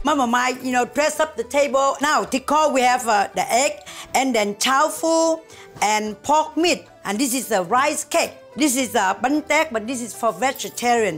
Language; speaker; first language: English; non-native, learner; Vietnamese